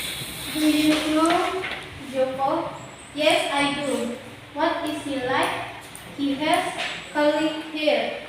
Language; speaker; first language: English; non-native, learner; Indonesian